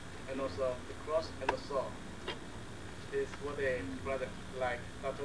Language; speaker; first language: English; non-native, fluent; Chinese